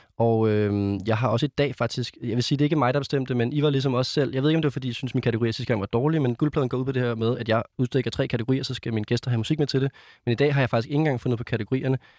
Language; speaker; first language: Danish; native; Danish